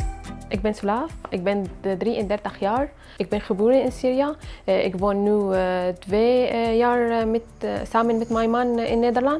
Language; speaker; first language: Dutch; non-native, learner; Arabic